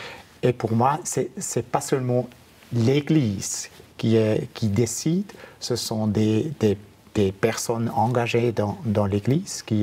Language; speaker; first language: French; non-native, fluent; German